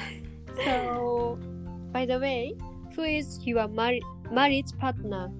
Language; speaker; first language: English; non-native, learner; Japanese